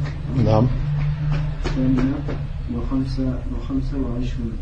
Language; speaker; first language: Arabic; non-native, learner; French